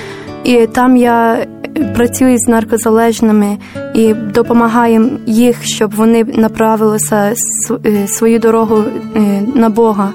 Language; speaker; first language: Ukrainian; non-native, learner; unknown